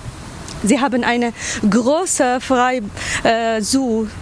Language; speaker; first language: German; non-native, learner; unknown